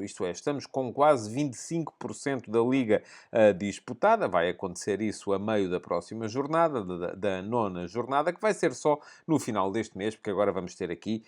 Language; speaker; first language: Portuguese; native; Portuguese